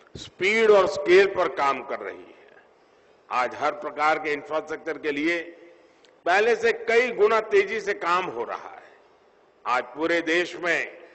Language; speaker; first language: Hindi; non-native, local second language; Gujarati